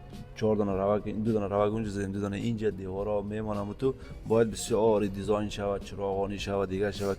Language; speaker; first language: Persian; native; Persian